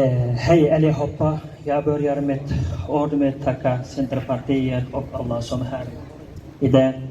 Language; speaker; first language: Swedish; non-native, learner; Uyghur